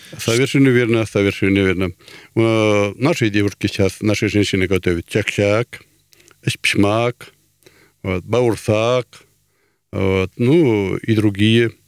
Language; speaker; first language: Russian; non-native, local second language; Tatar